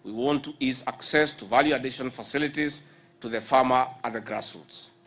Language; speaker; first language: English; non-native, local second language; Kikuyu